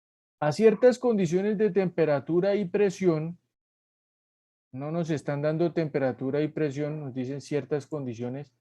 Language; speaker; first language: Spanish; native; Spanish